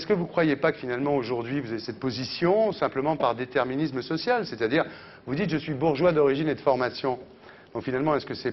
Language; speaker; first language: French; native; French